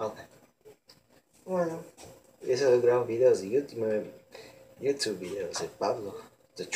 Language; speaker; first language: Spanish; early bilingual, heritage; Spanish